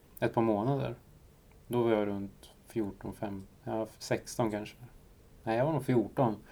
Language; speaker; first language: Swedish; early bilingual, other home language; Spanish